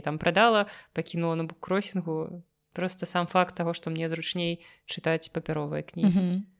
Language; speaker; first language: Belarusian; native; Belarusian